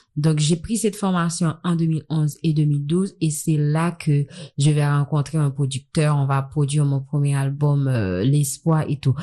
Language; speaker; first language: French; non-native, local second language; Haitian Creole